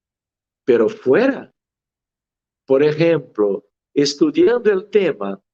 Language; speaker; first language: Spanish; non-native, fluent; Portuguese